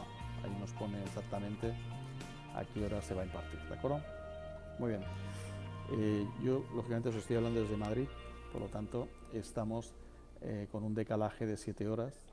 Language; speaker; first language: Spanish; native; Spanish